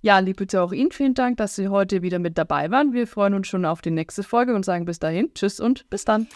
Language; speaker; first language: German; native; German